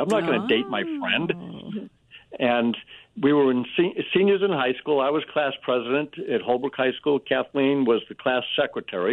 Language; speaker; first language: English; native; English